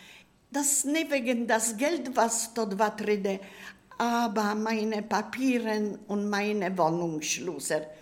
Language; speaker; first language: German; non-native, learner; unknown